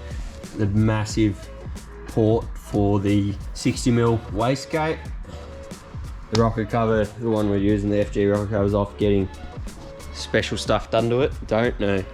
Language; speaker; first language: English; native; English